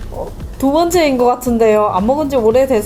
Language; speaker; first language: Korean; non-native, learner; Vietnamese